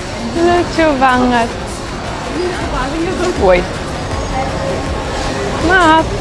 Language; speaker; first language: Indonesian; non-native, fluent; Romanian